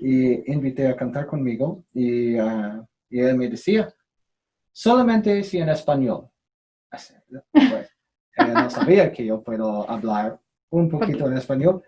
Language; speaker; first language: Spanish; non-native, learner; English